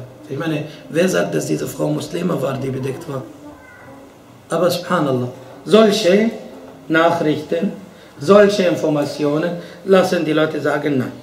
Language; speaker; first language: German; non-native, fluent; Arabic